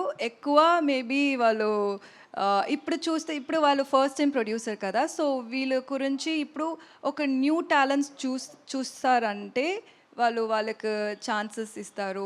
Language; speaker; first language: Telugu; non-native, learner; Tamil